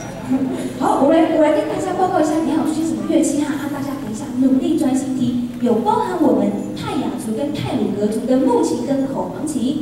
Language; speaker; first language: Chinese; native; Chinese